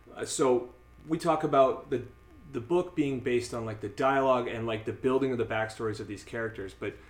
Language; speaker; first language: English; native; English